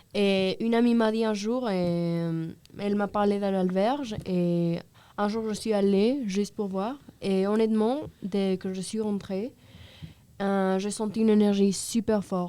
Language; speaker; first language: French; non-native, fluent; Spanish